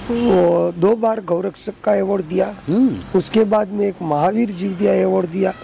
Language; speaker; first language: Hindi; non-native, local second language; Gujarati